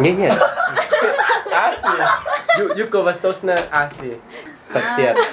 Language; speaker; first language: Russian; non-native, learner; Lao